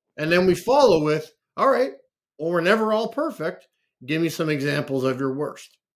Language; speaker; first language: English; native; English